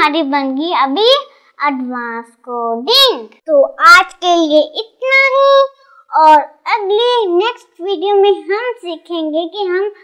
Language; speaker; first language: Hindi; non-native, local second language; Punjabi